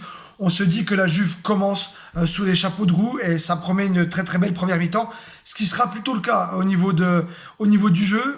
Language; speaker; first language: French; native; French